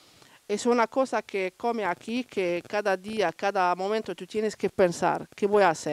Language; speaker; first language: Spanish; non-native, learner; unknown